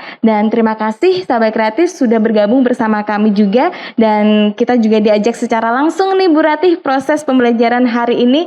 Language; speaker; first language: Indonesian; native; Indonesian